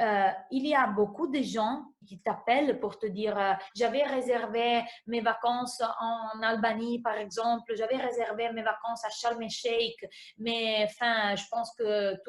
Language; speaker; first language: French; non-native, fluent; Italian